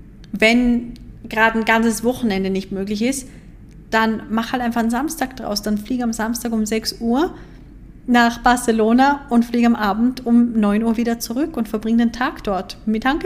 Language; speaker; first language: German; native; German